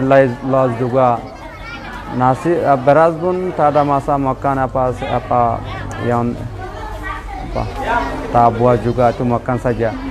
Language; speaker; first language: Indonesian; non-native, learner; Rohingya